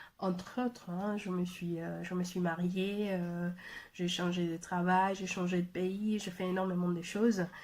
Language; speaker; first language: French; non-native, fluent; Spanish